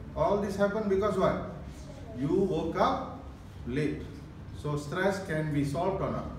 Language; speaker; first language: English; non-native, local second language; Malay